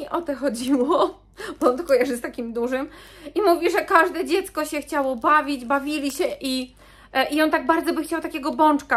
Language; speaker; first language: Polish; native; Polish